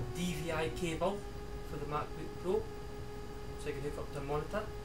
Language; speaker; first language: English; native; English